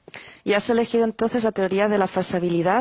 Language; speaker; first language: Spanish; native; Spanish